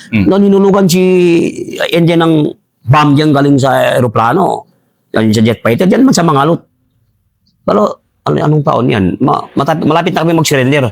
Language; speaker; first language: Filipino; non-native, local second language; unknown